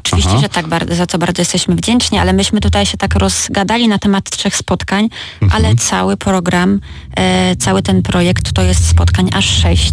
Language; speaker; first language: Polish; native; Polish